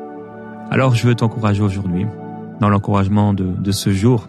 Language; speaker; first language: French; native; French